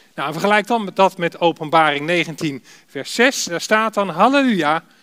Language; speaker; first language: Dutch; native; Dutch